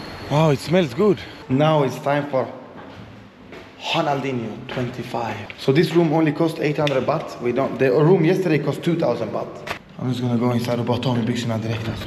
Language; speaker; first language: English; non-native, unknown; Swedish